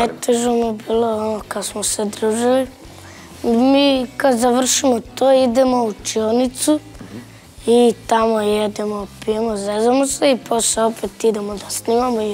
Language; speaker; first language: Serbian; non-native, local second language; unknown